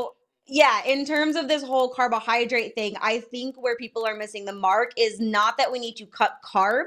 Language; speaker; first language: English; native; English